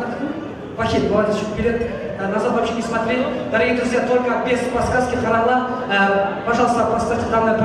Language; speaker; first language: Russian; non-native, local second language; Uyghur